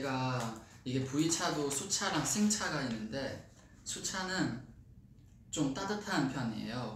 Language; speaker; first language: Korean; non-native, fluent; Chinese